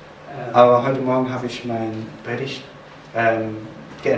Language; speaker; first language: German; non-native, fluent; Korean